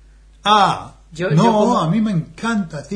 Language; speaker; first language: Spanish; non-native, fluent; English